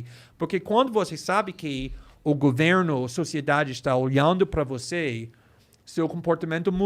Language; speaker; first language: Portuguese; non-native, fluent; English